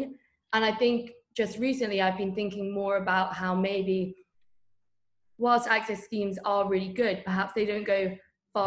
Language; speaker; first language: English; native; English